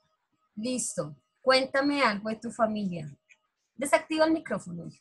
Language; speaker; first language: Spanish; native; Spanish